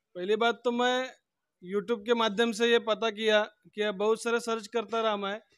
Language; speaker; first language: Hindi; non-native, local second language; Marathi